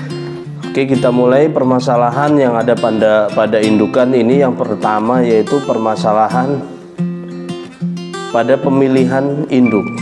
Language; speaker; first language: Indonesian; non-native, local second language; Javanese